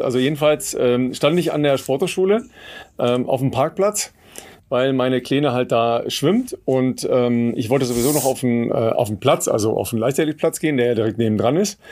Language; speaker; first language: German; native; German